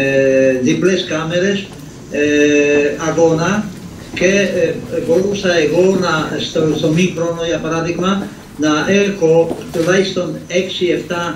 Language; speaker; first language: Greek; non-native, fluent; Polish